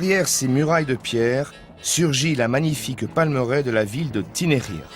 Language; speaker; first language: French; native; French